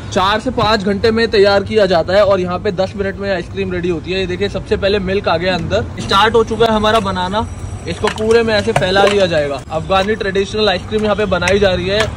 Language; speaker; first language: Hindi; native; Hindi